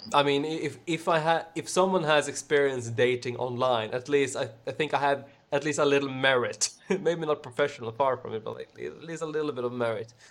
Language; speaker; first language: English; non-native, fluent; Swedish